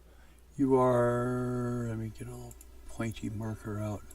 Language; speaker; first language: English; native; English